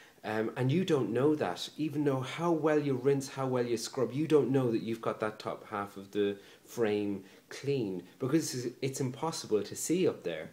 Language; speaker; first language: English; native; English